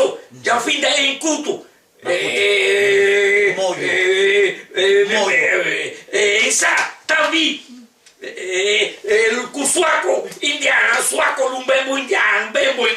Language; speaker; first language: French; non-native, local second language; Kongo